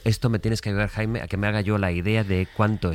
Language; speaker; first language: Spanish; native; Spanish